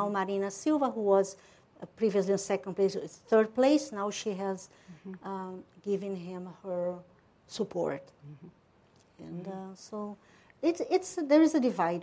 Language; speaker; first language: English; non-native, fluent; Portuguese